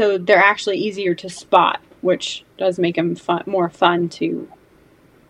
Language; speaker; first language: English; native; English